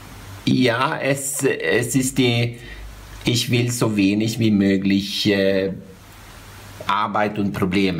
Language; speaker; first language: German; non-native, fluent; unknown